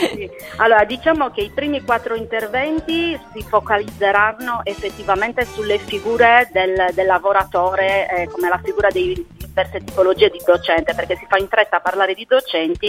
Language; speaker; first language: Italian; native; Italian